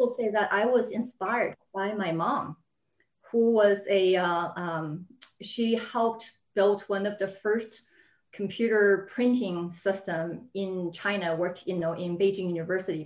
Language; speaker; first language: English; non-native, fluent; Chinese